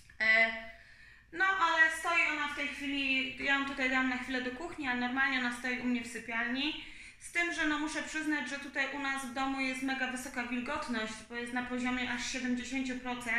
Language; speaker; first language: Polish; native; Polish